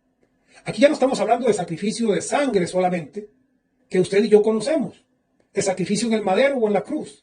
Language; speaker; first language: Spanish; native; Spanish